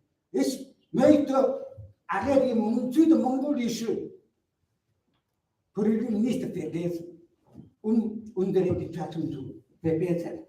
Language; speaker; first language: German; non-native, learner; Mongolian